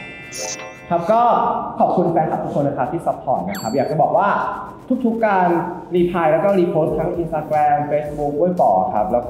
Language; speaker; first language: Thai; native; Thai